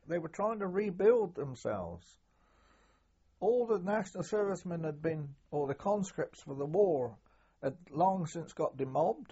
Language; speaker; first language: English; native; English